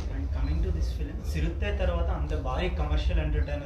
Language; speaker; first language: Telugu; native; Telugu